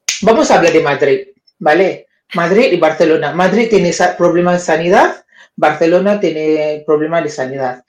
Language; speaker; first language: Spanish; non-native, fluent; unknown